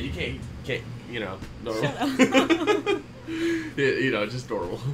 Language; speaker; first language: English; native; English